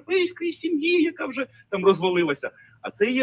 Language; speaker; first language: Ukrainian; native; Ukrainian